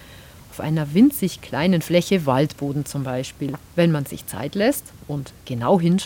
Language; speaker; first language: German; native; German